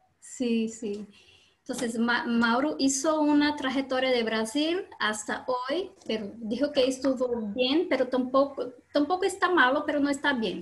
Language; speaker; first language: Spanish; non-native, learner; Portuguese